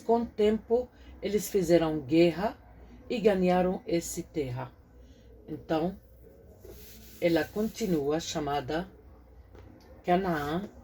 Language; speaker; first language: Portuguese; non-native, fluent; Arabic